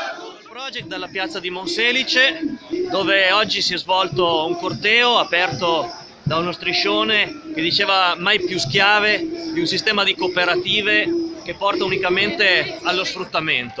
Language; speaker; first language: Italian; native; Italian